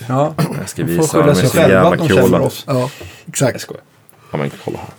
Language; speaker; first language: Swedish; native; Swedish